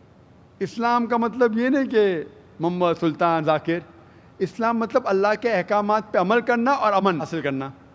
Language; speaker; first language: Hindi; native; Hindi